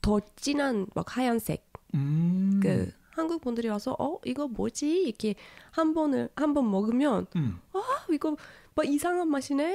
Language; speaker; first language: Korean; non-native, fluent; Turkish